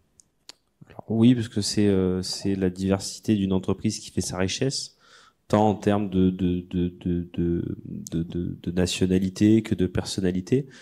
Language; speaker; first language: French; native; French